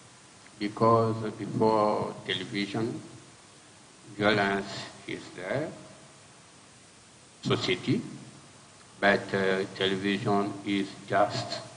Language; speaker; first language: English; non-native, learner; French